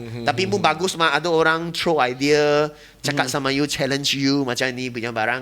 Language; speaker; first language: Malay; non-native, local second language; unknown